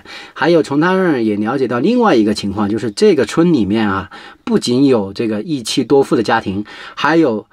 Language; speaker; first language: Chinese; native; Chinese